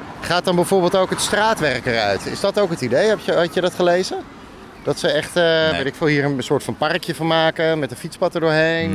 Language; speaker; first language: Dutch; native; Dutch